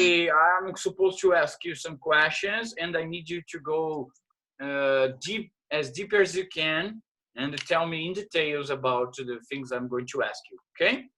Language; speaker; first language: English; non-native, fluent; Portuguese